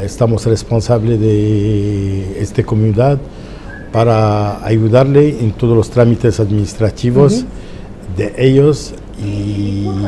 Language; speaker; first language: Spanish; non-native, fluent; Arabic